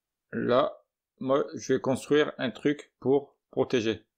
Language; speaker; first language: French; native; French